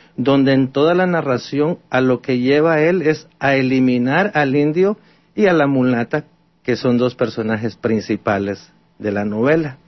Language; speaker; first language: Spanish; native; Spanish